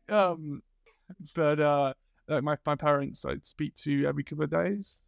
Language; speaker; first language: English; native; English